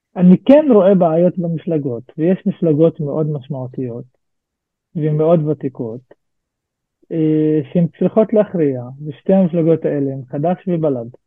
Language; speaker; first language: Hebrew; non-native, local second language; Arabic